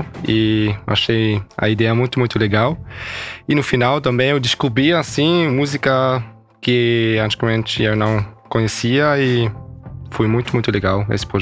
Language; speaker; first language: Portuguese; early bilingual, heritage; German